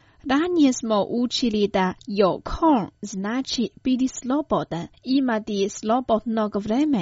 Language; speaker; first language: Croatian; non-native, fluent; Chinese